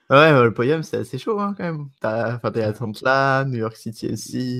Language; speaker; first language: French; native; French